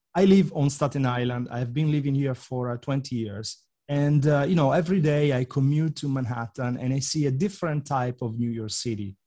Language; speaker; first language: English; non-native, fluent; Italian